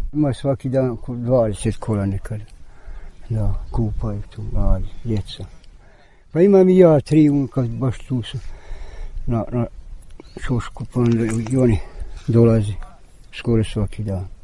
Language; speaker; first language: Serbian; non-native, local second language; Hungarian